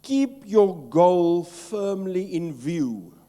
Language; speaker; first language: English; non-native, local second language; Afrikaans